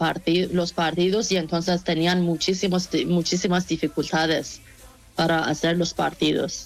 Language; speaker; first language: Spanish; non-native, learner; Persian